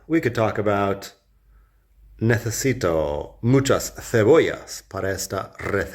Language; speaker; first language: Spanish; non-native, fluent; English